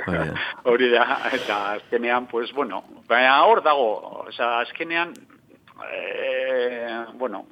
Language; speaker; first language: Basque; non-native, local second language; Spanish